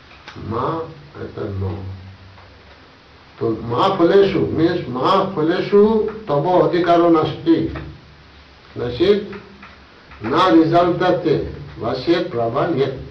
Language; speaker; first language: Russian; non-native, learner; Bangla